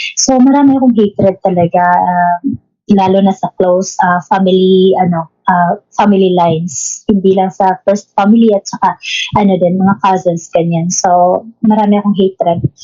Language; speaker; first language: Filipino; non-native, local second language; Cebuano